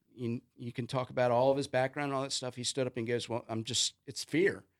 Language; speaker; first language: English; native; English